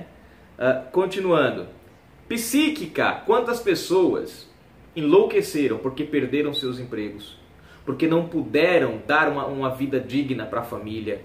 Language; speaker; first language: Portuguese; native; Portuguese